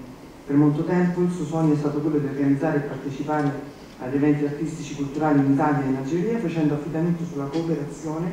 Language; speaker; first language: Italian; native; Italian